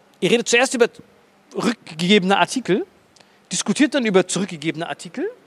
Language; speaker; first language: German; early bilingual, other home language; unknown